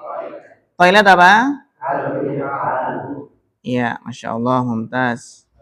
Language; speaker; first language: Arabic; non-native, fluent; Indonesian